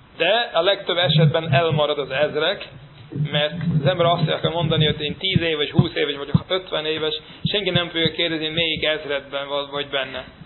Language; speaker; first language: Hungarian; non-native, fluent; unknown